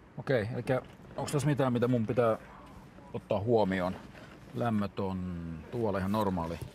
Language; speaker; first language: Finnish; native; Finnish